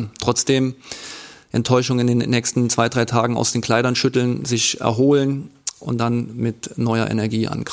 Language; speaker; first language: German; native; German